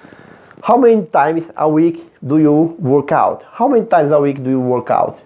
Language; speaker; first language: English; non-native, fluent; Portuguese